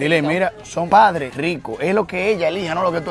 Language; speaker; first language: Spanish; native; Spanish